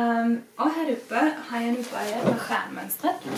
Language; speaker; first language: Swedish; non-native, fluent; German